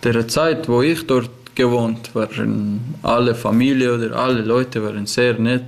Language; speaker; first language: German; non-native, learner; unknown